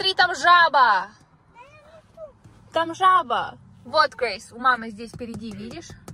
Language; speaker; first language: Russian; early bilingual, heritage; Russian